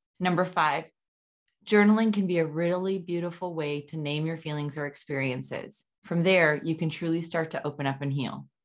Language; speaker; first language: English; native; English